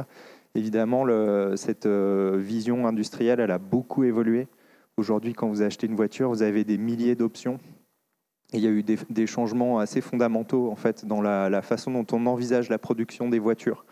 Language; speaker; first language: French; native; French